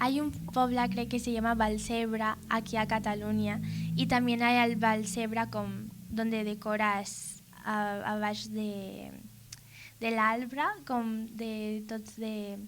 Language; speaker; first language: Catalan; non-native, learner; English